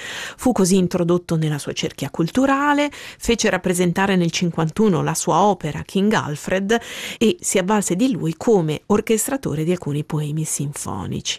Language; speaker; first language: Italian; native; Italian